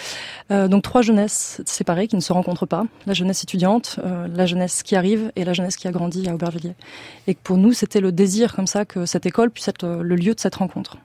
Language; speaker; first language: French; native; French